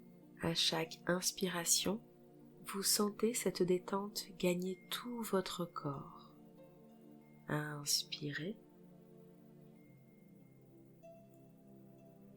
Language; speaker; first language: French; native; French